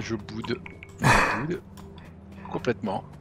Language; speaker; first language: French; native; French